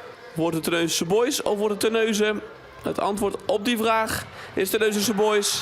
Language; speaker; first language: Dutch; native; Dutch